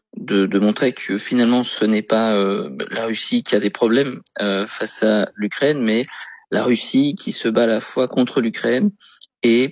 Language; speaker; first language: French; native; French